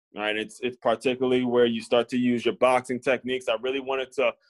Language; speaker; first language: English; native; English